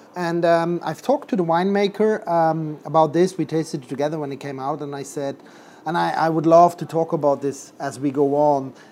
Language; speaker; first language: English; non-native, fluent; Swiss German